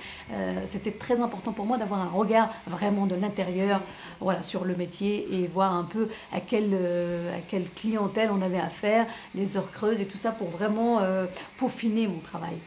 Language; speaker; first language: French; native; French